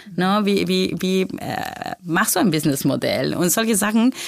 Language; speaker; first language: German; non-native, fluent; Spanish